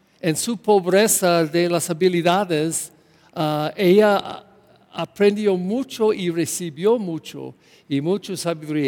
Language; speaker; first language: Spanish; non-native, learner; English